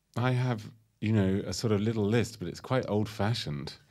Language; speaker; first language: English; native; English